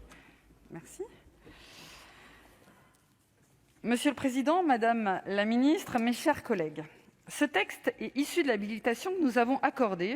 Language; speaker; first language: French; native; French